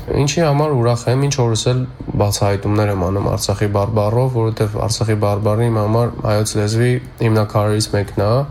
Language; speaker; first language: Armenian; native; Armenian